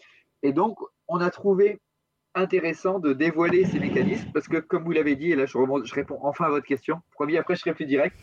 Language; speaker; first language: French; native; French